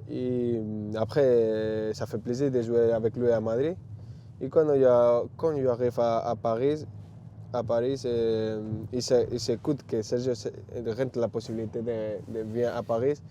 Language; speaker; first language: French; non-native, learner; Spanish